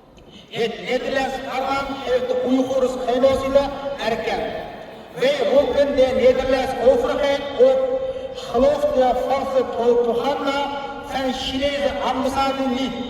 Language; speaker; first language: Dutch; non-native, learner; Uyghur